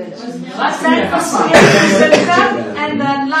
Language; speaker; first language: Dutch; non-native, learner; Indonesian